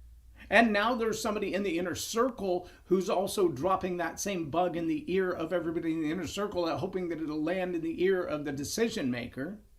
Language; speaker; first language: English; native; English